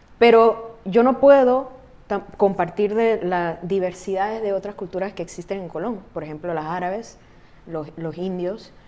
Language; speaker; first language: Spanish; native; Spanish